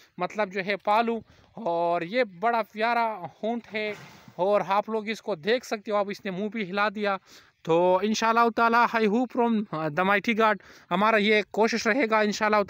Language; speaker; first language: Urdu; non-native, local second language; Pashto